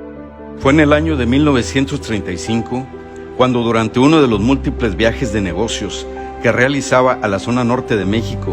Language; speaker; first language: Spanish; native; Spanish